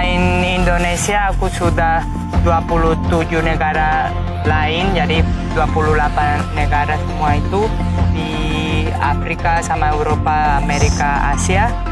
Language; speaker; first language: Indonesian; non-native, fluent; Spanish